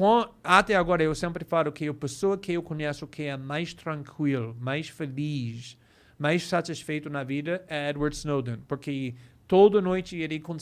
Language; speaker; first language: Portuguese; non-native, fluent; English